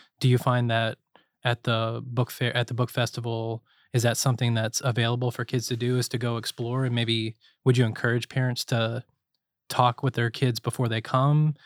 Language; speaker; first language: English; native; English